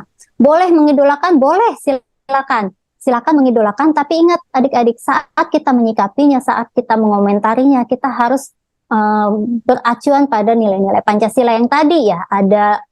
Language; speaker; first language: Indonesian; native; Indonesian